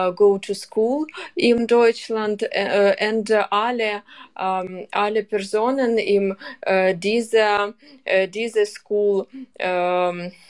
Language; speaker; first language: English; non-native, learner; Ukrainian